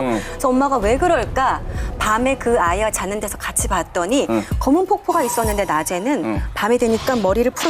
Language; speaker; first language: Korean; native; Korean